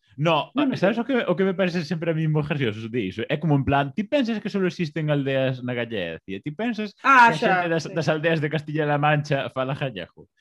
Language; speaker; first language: Galician; non-native, local second language; Spanish